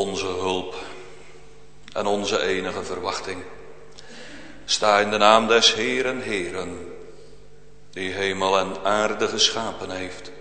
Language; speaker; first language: Dutch; native; Dutch